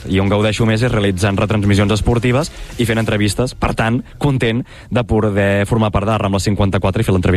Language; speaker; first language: Catalan; native; Catalan